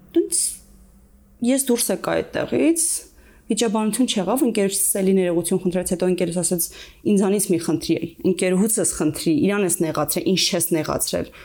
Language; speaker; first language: Armenian; native; Armenian